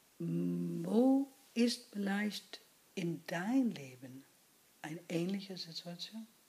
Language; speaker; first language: German; non-native, fluent; English